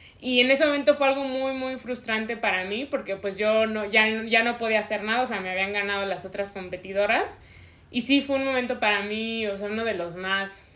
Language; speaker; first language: Spanish; native; Spanish